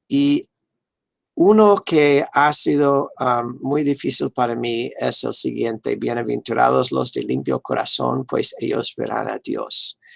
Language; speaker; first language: Spanish; non-native, fluent; English